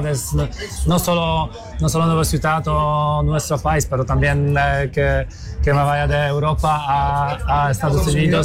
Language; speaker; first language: Spanish; non-native, learner; Polish